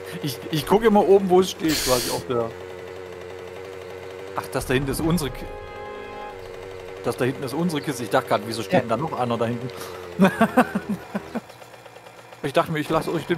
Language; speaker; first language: German; native; German